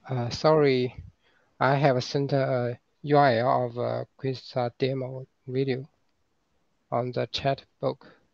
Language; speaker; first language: English; non-native, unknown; Chinese